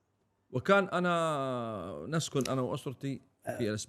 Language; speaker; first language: Arabic; native; Arabic